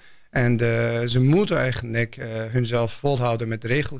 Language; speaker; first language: Dutch; non-native, fluent; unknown